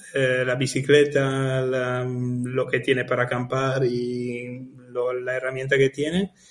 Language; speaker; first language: Spanish; non-native, fluent; Italian